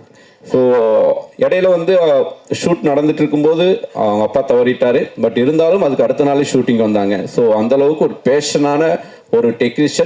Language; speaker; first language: Tamil; native; Tamil